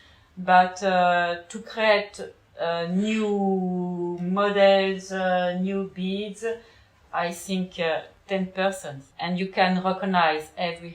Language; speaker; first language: English; non-native, learner; French